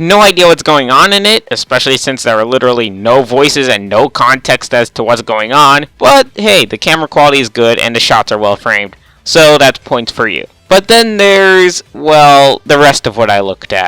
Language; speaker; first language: English; native; English